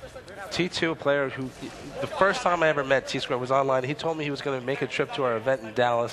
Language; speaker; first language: English; native; English